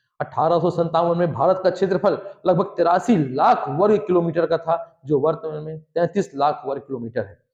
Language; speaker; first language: Hindi; native; Hindi